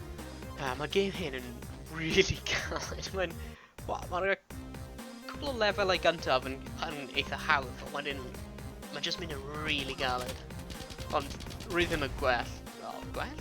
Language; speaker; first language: Welsh; non-native, local second language; English